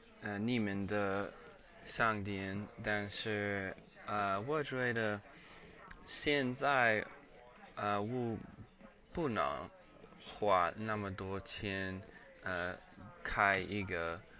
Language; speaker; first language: Chinese; non-native, learner; English